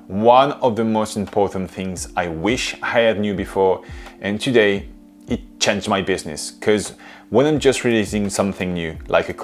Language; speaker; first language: English; non-native, fluent; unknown